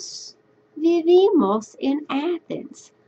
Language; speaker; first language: Spanish; non-native, fluent; English